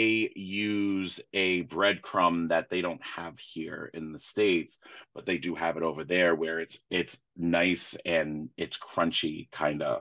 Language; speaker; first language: English; native; English